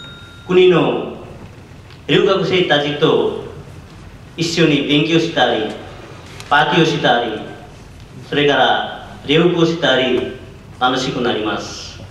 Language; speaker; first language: Japanese; non-native, learner; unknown